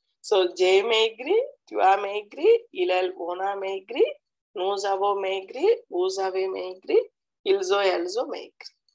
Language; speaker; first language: French; non-native, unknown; Telugu